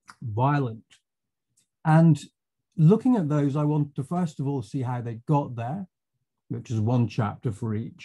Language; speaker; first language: English; native; English